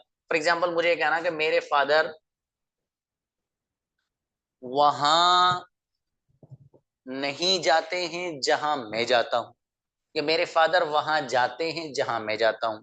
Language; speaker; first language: Hindi; native; Hindi